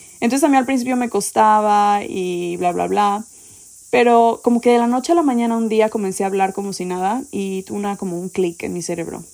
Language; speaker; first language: Spanish; native; Spanish